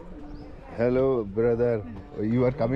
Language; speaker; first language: English; non-native, learner; Bangla